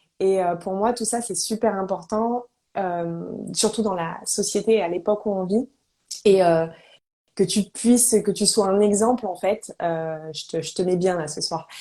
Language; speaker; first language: French; native; French